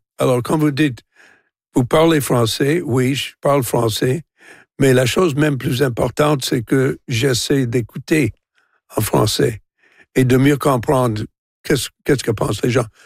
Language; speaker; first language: French; non-native, local second language; English